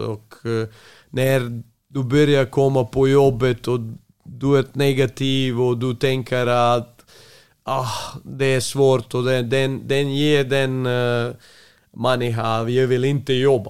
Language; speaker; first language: Swedish; non-native, fluent; Serbian